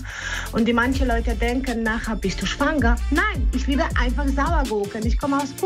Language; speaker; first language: German; non-native, learner; Polish